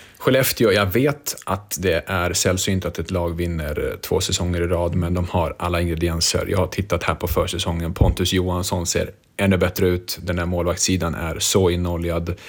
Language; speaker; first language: Swedish; early bilingual, other home language; Bosnian